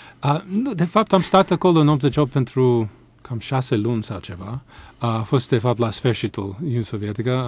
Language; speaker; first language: Romanian; non-native, fluent; English